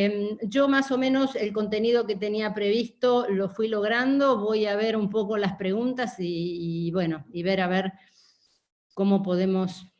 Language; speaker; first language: Spanish; native; Spanish